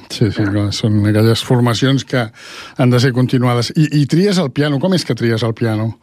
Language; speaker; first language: Catalan; native; Catalan